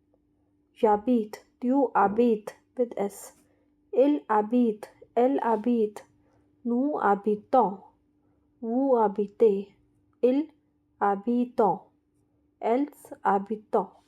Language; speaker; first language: French; non-native, fluent; Hindi